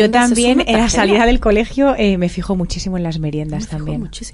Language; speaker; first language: Spanish; native; Spanish